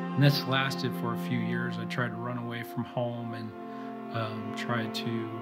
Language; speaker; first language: English; native; English